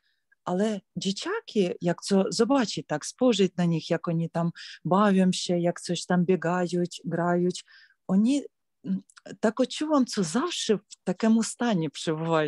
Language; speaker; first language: Polish; non-native, learner; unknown